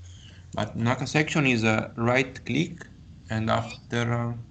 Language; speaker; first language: English; non-native, learner; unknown